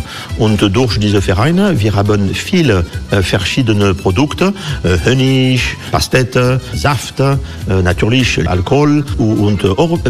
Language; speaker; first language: German; non-native, fluent; French